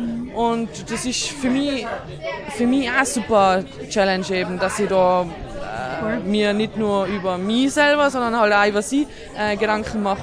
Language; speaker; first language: German; native; German